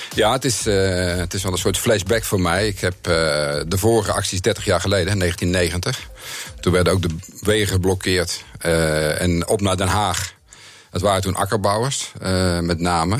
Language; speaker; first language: Dutch; native; Dutch